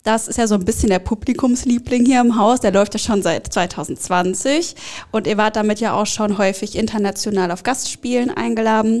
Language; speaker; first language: German; native; German